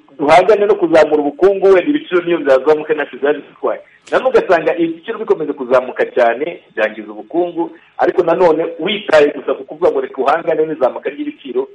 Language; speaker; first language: Kinyarwanda; native; Kinyarwanda